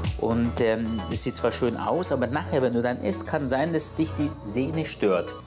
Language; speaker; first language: German; early bilingual, other home language; Turkish